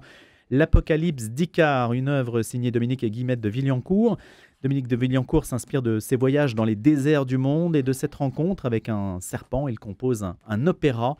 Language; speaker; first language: French; native; French